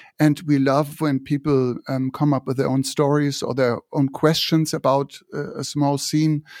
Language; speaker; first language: English; non-native, fluent; German